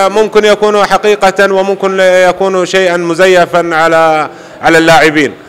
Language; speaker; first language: Arabic; native; Arabic